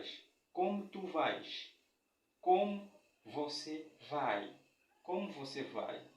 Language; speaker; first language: Portuguese; non-native, fluent; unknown